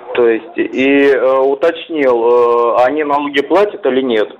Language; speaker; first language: Russian; native; Russian